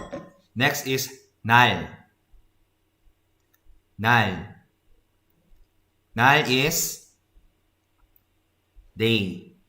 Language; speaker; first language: Korean; non-native, fluent; Filipino